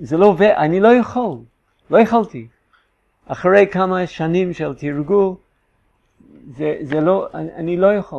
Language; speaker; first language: Hebrew; non-native, fluent; English